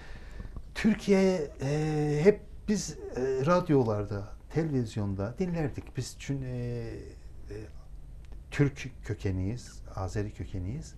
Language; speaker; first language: Turkish; non-native, local second language; Azerbaijani